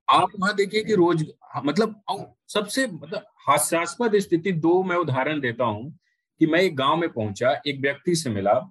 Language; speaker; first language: Hindi; native; Hindi